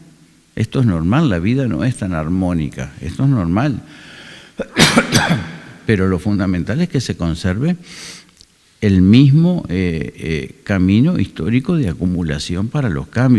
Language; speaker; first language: Spanish; native; Spanish